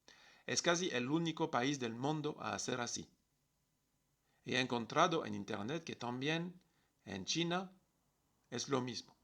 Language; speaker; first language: Spanish; non-native, fluent; French